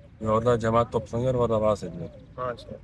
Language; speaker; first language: Turkish; non-native, learner; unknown